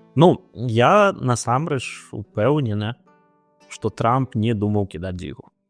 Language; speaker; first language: Belarusian; non-native, local second language; Russian